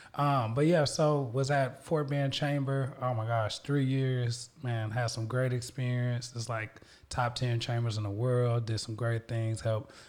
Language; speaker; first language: English; native; English